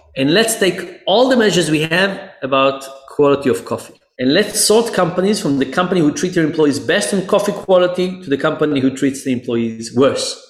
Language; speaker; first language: English; non-native, fluent; Hebrew